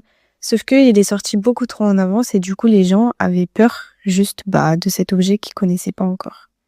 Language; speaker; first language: French; native; French